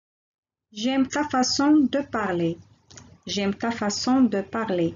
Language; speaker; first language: French; non-native, local second language; Arabic